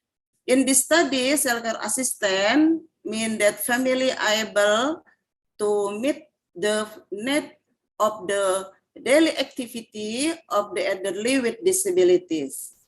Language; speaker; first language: English; non-native, fluent; Indonesian